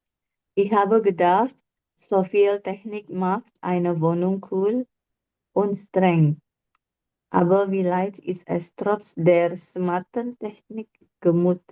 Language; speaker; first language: German; non-native, learner; Indonesian